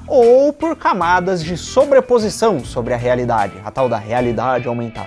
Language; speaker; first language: Portuguese; native; Portuguese